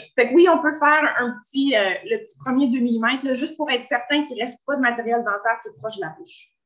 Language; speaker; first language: French; native; French